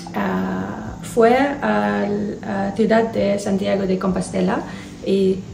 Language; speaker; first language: Spanish; non-native, learner; English